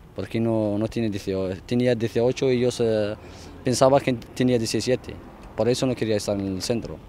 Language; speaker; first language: Spanish; non-native, fluent; Arabic